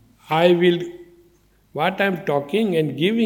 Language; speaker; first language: English; non-native, learner; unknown